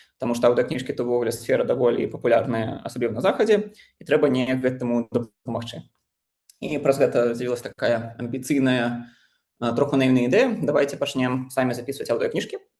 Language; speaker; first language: Belarusian; non-native, local second language; Russian